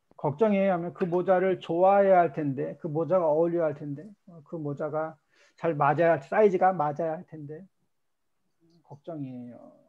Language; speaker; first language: Korean; native; Korean